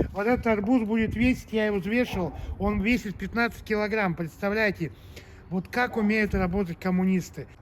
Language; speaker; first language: Russian; non-native, local second language; Tuvinian